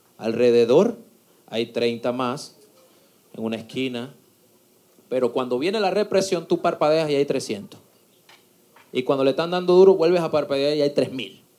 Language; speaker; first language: Spanish; native; Spanish